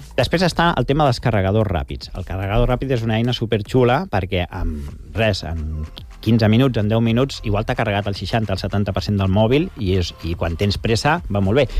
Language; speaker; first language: Catalan; non-native, local second language; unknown